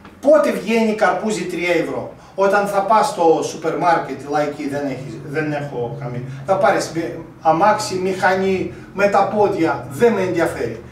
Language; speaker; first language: Greek; non-native, fluent; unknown